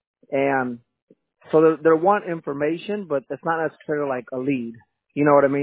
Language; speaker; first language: English; early bilingual, other home language; Spanish